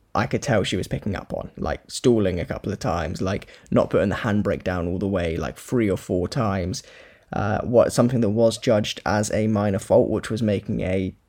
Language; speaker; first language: English; native; English